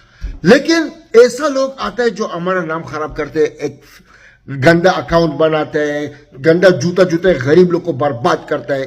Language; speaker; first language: Hindi; non-native, learner; Arabic